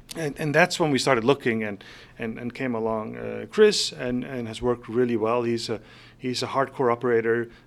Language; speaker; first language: English; non-native, fluent; Faroese